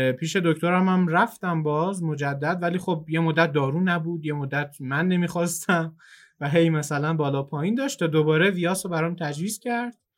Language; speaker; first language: Persian; native; Persian